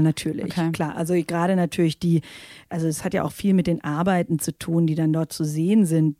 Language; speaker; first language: German; native; German